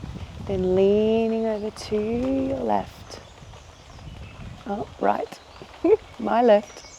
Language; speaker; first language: English; native; English